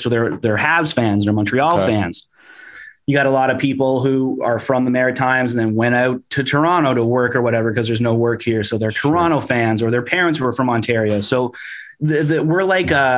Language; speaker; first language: English; native; English